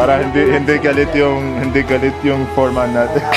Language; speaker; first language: Filipino; non-native, learner; Arabic